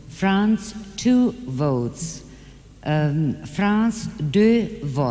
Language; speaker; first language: French; non-native, fluent; German